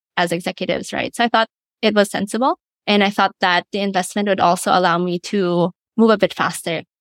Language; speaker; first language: English; non-native, local second language; Filipino